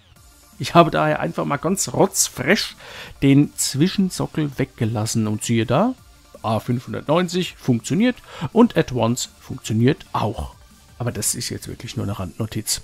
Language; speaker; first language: German; native; German